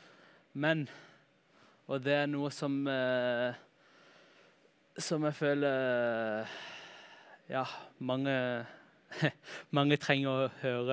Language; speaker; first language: Norwegian; early bilingual, heritage; Norwegian